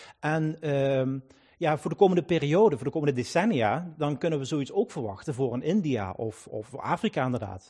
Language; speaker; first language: Dutch; native; Dutch